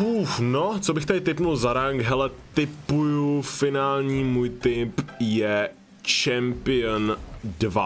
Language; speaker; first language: Czech; native; Czech